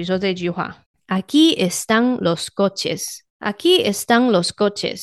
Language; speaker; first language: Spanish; non-native, fluent; Chinese